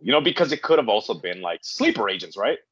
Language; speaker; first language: English; native; English